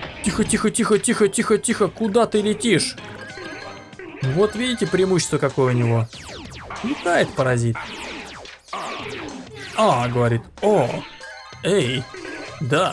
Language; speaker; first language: Russian; native; Russian